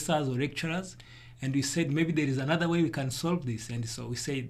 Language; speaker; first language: English; non-native, local second language; Kinyarwanda